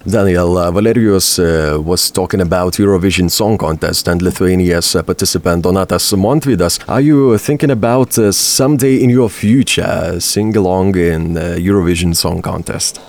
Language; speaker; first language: English; non-native, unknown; Lithuanian